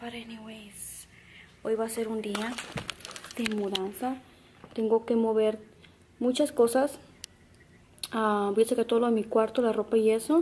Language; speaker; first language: Spanish; early bilingual, heritage; Spanish